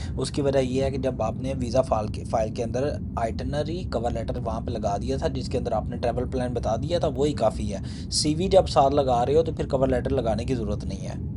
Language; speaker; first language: Urdu; non-native, local second language; Punjabi